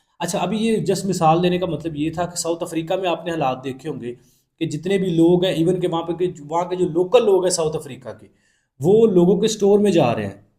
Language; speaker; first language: Urdu; non-native, local second language; Punjabi